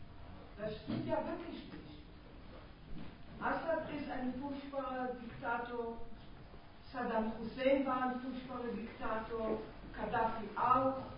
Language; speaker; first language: German; non-native, fluent; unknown